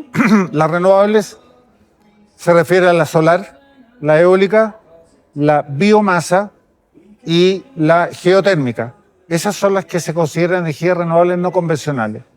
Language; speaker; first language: Spanish; native; Spanish